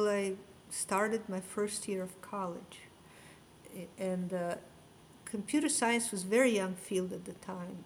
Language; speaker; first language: English; non-native, fluent; Russian